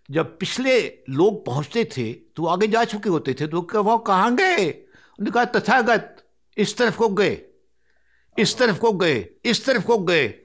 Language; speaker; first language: Urdu; non-native, local second language; Punjabi